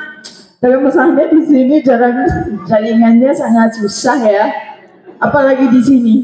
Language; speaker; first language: Indonesian; non-native, fluent; Arabic